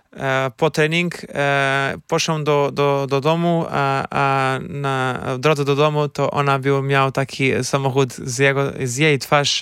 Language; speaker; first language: Polish; non-native, fluent; Portuguese